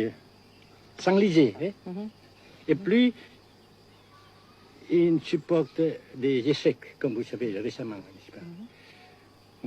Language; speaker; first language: French; non-native, fluent; Vietnamese